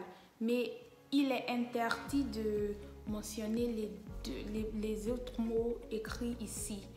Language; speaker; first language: French; non-native, fluent; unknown